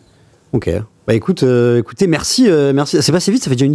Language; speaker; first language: French; native; French